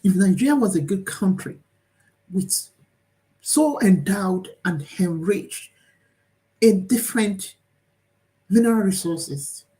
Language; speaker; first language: English; non-native, local second language; Yoruba